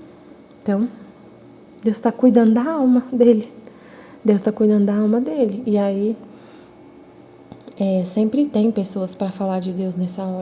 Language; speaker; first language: Portuguese; native; Portuguese